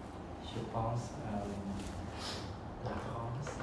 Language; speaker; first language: French; non-native, learner; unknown